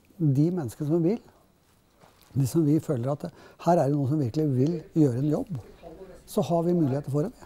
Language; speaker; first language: Norwegian; native; Norwegian